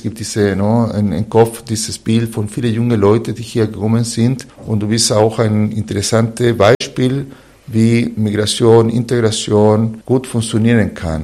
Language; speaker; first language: German; non-native, fluent; Spanish